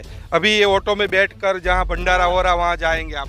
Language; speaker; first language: Hindi; native; Hindi